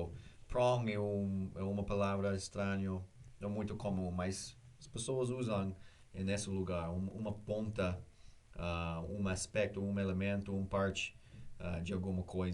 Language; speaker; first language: Portuguese; non-native, learner; English